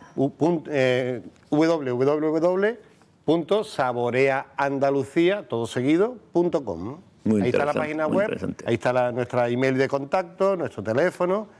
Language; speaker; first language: Spanish; native; Spanish